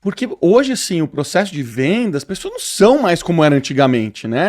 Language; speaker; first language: Portuguese; native; Portuguese